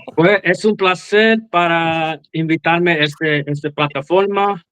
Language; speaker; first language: Spanish; non-native, learner; English